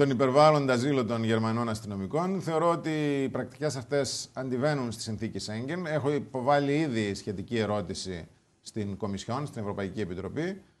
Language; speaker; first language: Greek; native; Greek